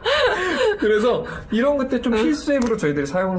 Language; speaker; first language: Korean; native; Korean